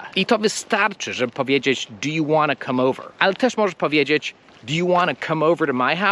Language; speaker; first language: Polish; non-native, fluent; English